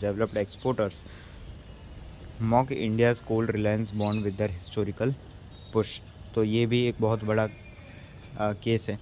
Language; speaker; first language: Hindi; native; Hindi